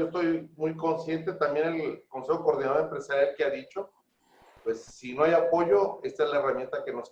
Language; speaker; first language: Spanish; native; Spanish